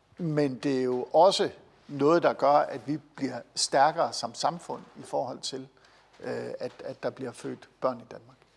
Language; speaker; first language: Danish; native; Danish